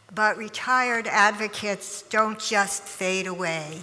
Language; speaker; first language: English; native; English